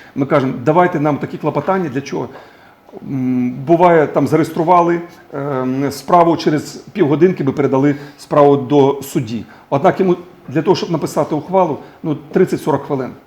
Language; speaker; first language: Ukrainian; non-native, local second language; Russian